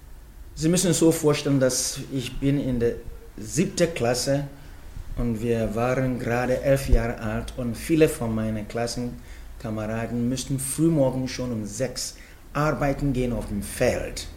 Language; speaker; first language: German; non-native, fluent; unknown